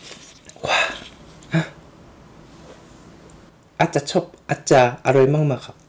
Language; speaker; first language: Thai; non-native, learner; Korean